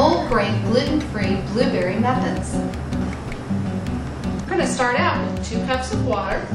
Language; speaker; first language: English; native; English